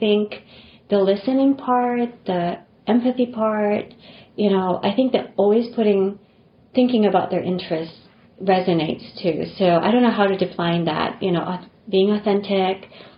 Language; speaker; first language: English; non-native, local second language; Filipino